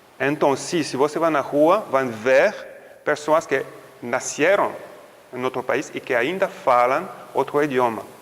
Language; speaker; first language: Portuguese; non-native, fluent; French